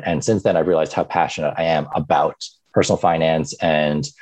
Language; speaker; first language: English; native; English